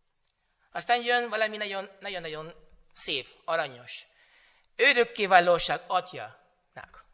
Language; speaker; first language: Hungarian; non-native, learner; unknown